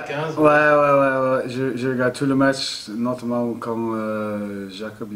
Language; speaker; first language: French; non-native, learner; English